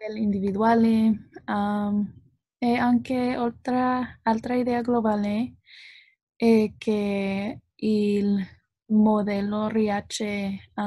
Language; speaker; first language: Italian; non-native, learner; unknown